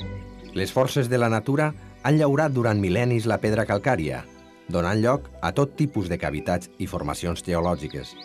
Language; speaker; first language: Catalan; native; Catalan